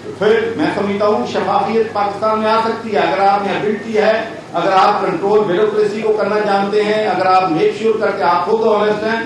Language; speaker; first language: Urdu; non-native, local second language; Punjabi